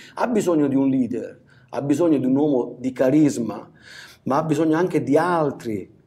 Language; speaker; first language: Italian; native; Italian